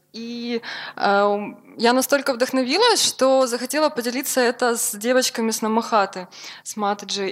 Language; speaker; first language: Russian; native; Russian